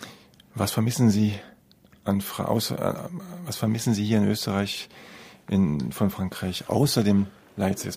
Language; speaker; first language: German; native; German